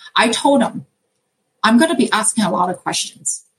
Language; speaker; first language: English; non-native, local second language; Cantonese